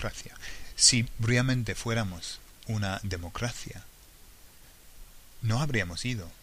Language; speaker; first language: Spanish; non-native, fluent; English